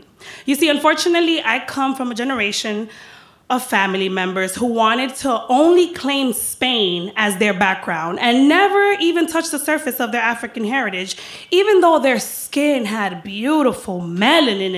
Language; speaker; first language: English; early bilingual, other home language; Spanish